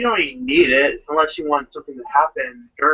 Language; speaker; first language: English; native; English